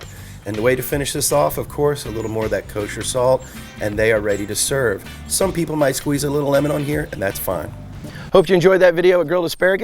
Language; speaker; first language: English; native; English